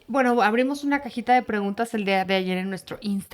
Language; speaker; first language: Spanish; native; Spanish